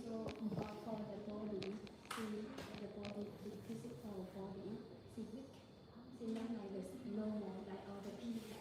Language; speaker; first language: English; non-native, learner; Vietnamese